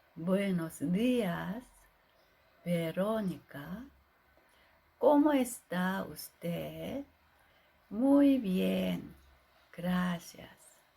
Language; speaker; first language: Spanish; non-native, fluent; Korean